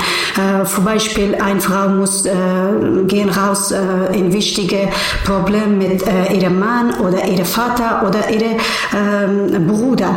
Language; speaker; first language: German; non-native, learner; Persian